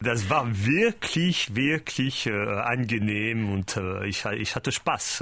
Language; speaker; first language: German; non-native, learner; French